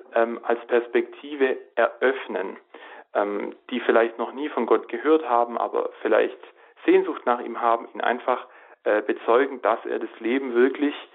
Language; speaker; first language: German; native; German